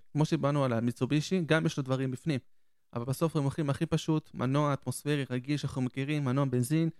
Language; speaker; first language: Hebrew; native; Hebrew